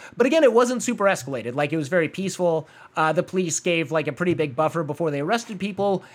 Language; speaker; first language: English; native; English